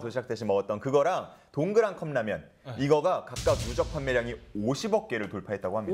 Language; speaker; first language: Korean; native; Korean